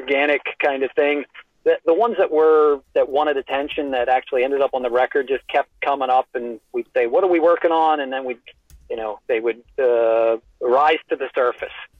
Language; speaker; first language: English; native; English